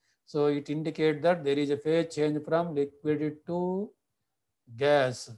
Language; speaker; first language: English; non-native, local second language; Telugu